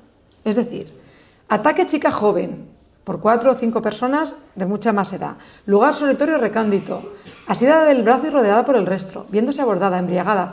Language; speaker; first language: Spanish; native; Spanish